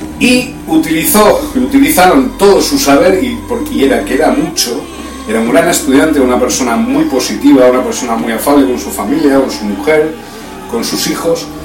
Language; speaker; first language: Spanish; native; Spanish